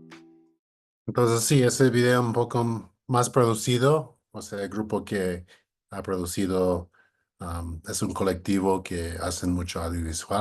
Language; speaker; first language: Spanish; non-native, fluent; English